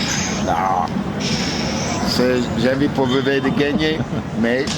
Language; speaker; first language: French; non-native, learner; English